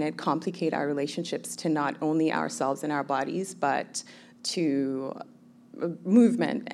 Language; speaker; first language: English; non-native, local second language; Somali